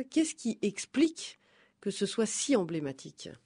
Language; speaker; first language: French; native; French